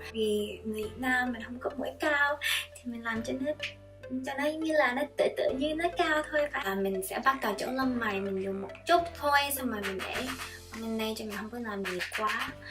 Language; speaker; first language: Vietnamese; early bilingual, heritage; Vietnamese